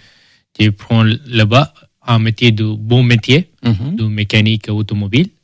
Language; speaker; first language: French; early bilingual, other home language; Malay